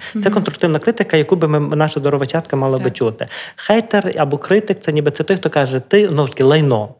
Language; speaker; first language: Ukrainian; native; Ukrainian